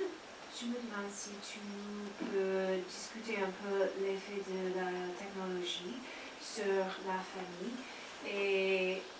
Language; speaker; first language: French; non-native, learner; English